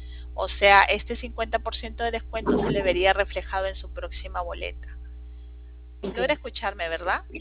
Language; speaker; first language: Spanish; native; Spanish